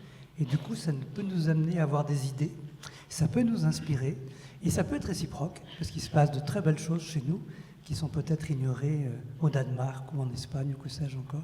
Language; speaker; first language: French; native; French